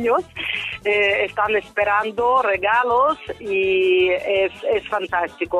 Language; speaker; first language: Spanish; non-native, fluent; Ukrainian